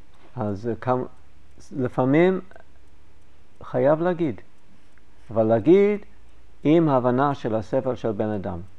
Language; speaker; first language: Hebrew; non-native, fluent; English